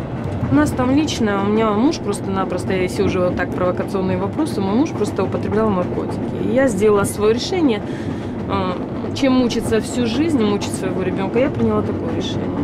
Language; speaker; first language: Russian; native; Russian